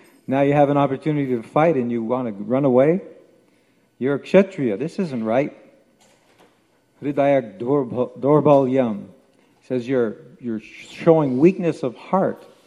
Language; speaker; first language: English; native; English